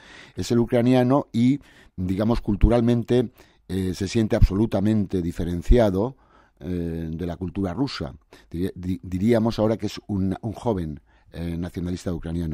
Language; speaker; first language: Spanish; native; Spanish